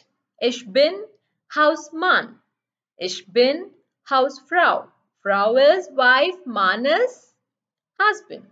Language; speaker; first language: German; non-native, learner; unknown